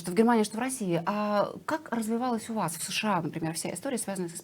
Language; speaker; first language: Russian; native; Russian